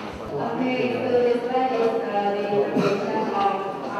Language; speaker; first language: English; non-native, local second language; Indonesian